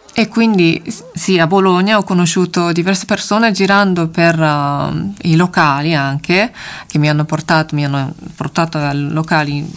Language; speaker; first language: Italian; non-native, fluent; Japanese